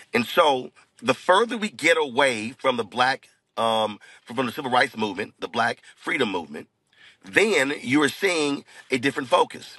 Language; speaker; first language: English; native; English